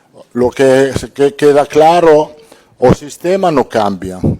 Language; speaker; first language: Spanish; non-native, fluent; Italian